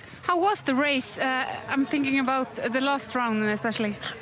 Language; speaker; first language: English; non-native, fluent; Norwegian